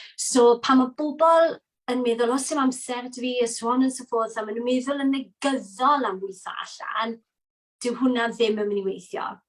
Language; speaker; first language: Welsh; native; Welsh